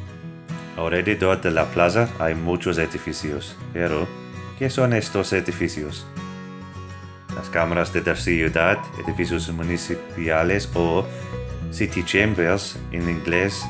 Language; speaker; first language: Spanish; non-native, fluent; English